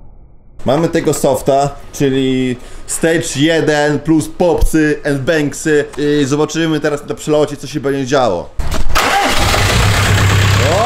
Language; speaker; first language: Polish; native; Polish